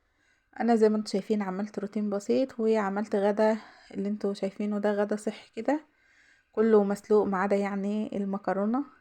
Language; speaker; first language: Arabic; native; Arabic